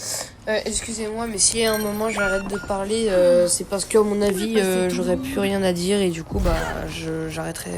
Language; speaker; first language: French; native; French